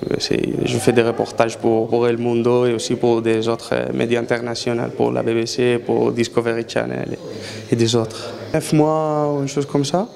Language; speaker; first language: French; non-native, learner; Arabic